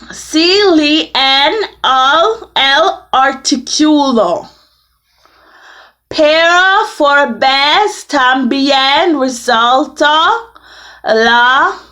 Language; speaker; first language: Spanish; non-native, learner; English